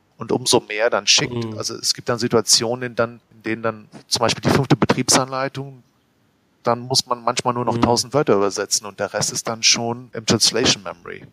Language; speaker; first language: German; native; German